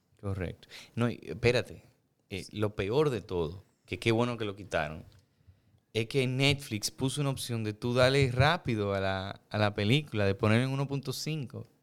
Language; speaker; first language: Spanish; native; Spanish